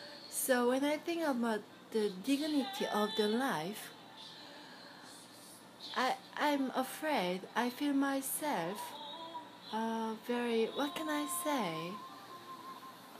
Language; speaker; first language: English; non-native, learner; Korean